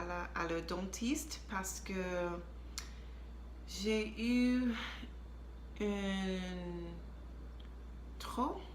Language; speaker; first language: French; non-native, learner; English